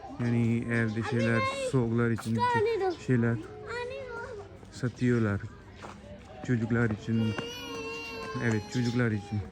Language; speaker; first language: Turkish; non-native, learner; Urdu